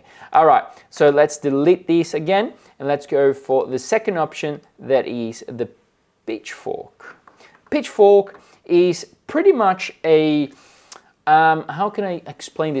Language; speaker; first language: English; non-native, fluent; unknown